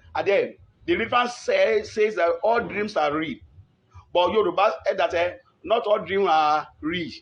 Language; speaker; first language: English; non-native, local second language; Yoruba